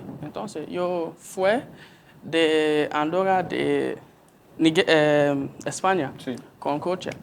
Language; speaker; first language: Spanish; non-native, learner; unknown